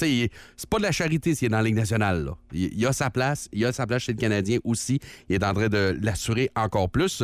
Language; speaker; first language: French; native; French